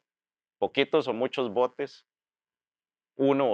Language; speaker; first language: Spanish; native; Spanish